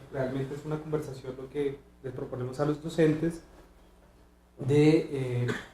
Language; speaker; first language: Spanish; native; Spanish